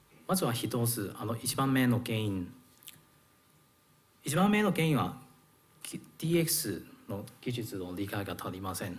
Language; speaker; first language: Japanese; non-native, learner; Cantonese